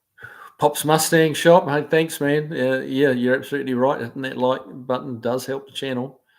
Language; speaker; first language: English; native; English